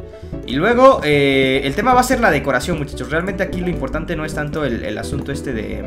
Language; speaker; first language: Spanish; native; Spanish